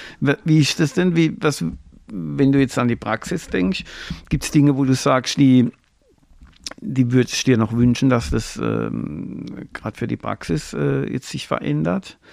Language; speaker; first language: German; native; German